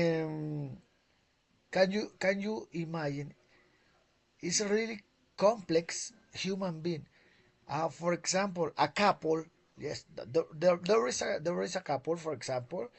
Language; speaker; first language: English; non-native, learner; Spanish